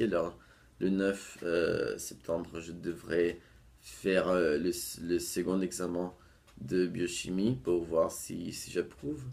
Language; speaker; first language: French; non-native, fluent; Portuguese